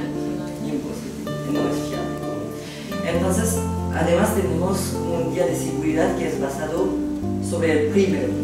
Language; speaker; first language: Spanish; non-native, fluent; French